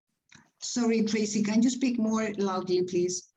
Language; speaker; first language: English; non-native, fluent; Spanish